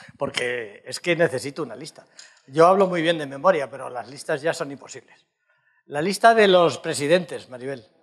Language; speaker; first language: Spanish; native; Spanish